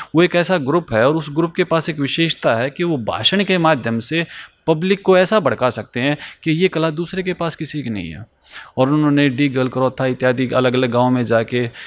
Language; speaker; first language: Hindi; native; Hindi